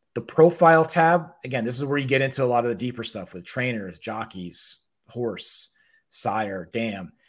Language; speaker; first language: English; native; English